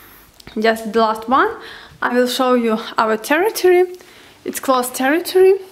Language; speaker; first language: English; non-native, learner; Ukrainian